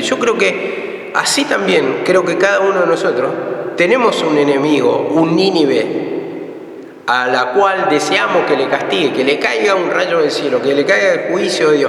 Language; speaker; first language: Spanish; native; Spanish